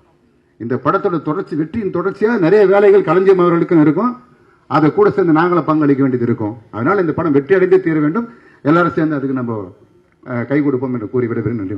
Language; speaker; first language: Tamil; native; Tamil